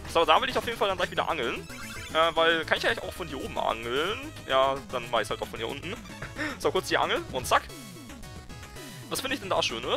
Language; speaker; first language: German; native; German